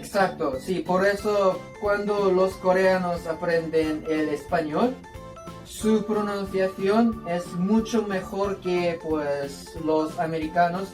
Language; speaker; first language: Spanish; non-native, fluent; Korean